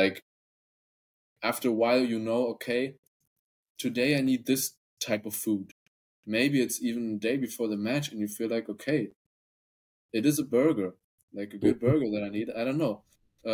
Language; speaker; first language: English; non-native, fluent; German